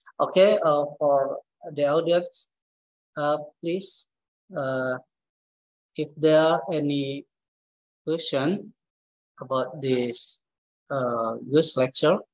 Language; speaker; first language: English; non-native, learner; Indonesian